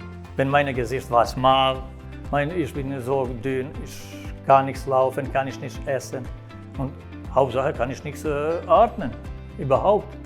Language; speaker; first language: German; non-native, learner; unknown